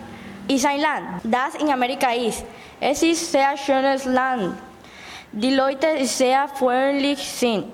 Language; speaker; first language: German; non-native, learner; Spanish